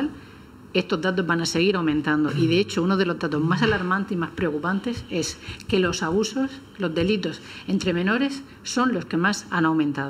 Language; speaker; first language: Spanish; native; Spanish